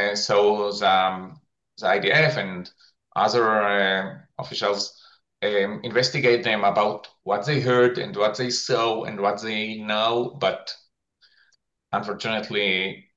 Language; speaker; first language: English; non-native, fluent; Hebrew